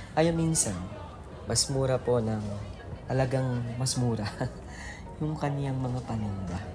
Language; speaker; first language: Filipino; non-native, local second language; Iloko